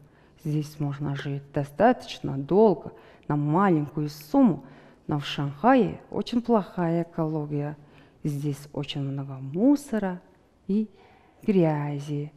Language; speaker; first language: Russian; non-native, fluent; Mongolian